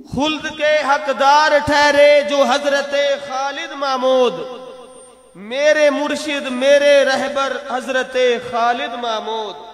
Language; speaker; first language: Urdu; non-native, local second language; Punjabi